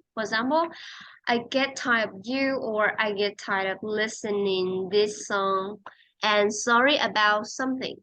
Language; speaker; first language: English; non-native, fluent; Vietnamese